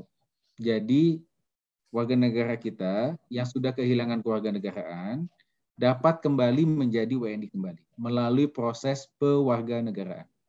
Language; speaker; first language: Indonesian; native; Indonesian